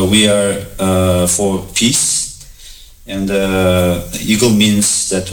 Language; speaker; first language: English; non-native, fluent; Kazakh